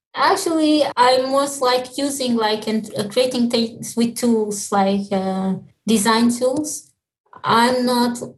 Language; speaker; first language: English; early bilingual, other home language; Portuguese